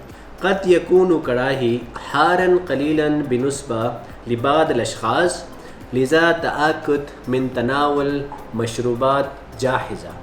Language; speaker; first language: Arabic; non-native, learner; Urdu